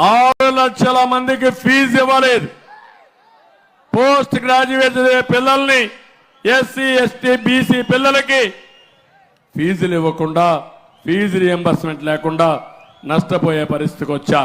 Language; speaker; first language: Telugu; native; Telugu